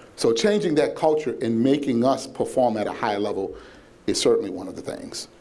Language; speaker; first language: English; native; English